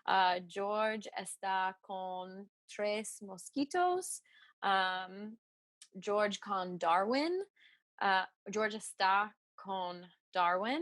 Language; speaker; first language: Spanish; non-native, learner; English